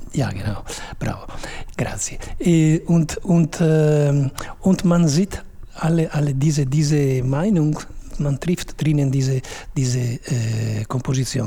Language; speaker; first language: German; non-native, fluent; Italian